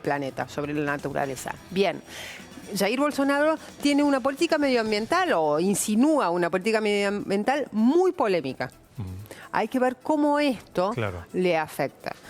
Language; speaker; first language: Spanish; native; Spanish